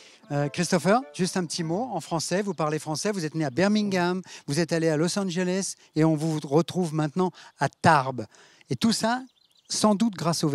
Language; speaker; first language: French; native; French